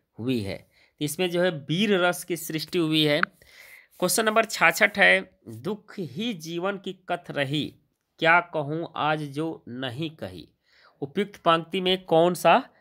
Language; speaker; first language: Hindi; native; Hindi